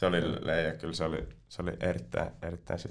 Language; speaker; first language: Finnish; native; Finnish